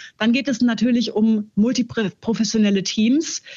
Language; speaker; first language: German; native; German